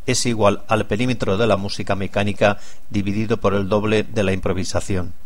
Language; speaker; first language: Spanish; non-native, local second language; Catalan